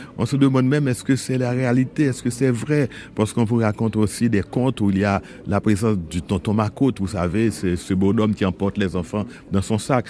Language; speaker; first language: French; non-native, local second language; Haitian Creole